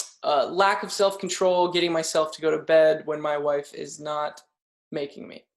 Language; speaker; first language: English; native; English